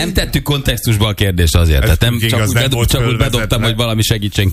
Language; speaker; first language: Hungarian; native; Hungarian